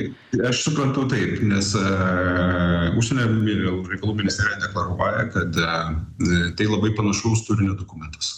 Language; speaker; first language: Lithuanian; native; Lithuanian